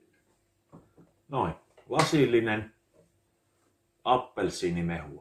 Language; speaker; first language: Finnish; native; Finnish